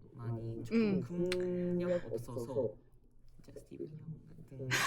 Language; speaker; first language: Korean; non-native, learner; Japanese